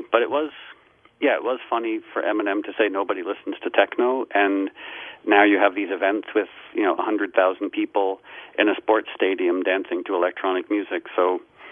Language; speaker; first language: English; native; English